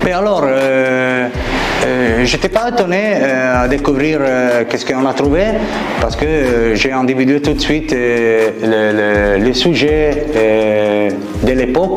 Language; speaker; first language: French; non-native, fluent; Italian